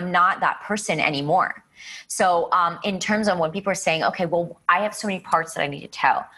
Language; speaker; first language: English; native; English